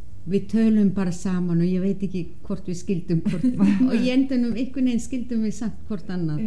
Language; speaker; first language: Icelandic; non-native, fluent; Danish